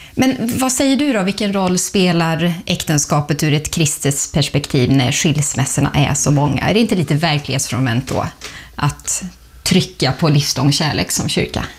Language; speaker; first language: Swedish; native; Swedish